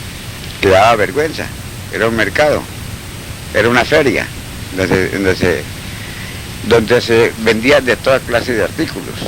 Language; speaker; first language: Spanish; native; Spanish